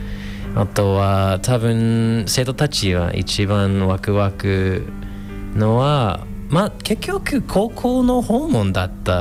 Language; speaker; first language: Japanese; non-native, fluent; English